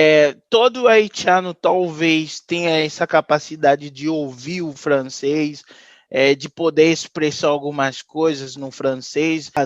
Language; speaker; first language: Portuguese; non-native, fluent; Haitian Creole